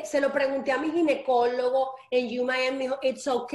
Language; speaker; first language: Spanish; early bilingual, heritage; Spanish